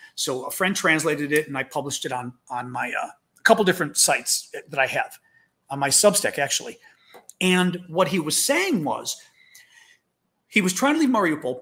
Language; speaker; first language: English; native; English